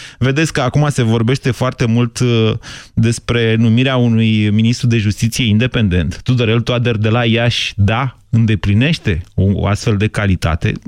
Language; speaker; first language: Romanian; native; Romanian